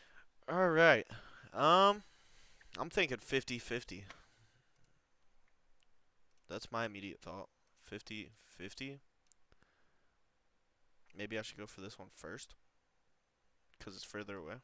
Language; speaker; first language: English; native; English